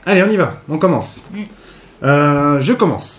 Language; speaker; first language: French; native; French